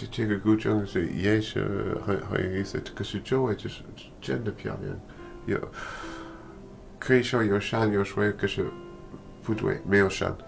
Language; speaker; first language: Chinese; non-native, learner; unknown